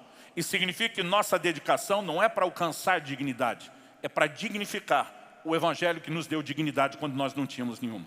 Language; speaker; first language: Portuguese; native; Portuguese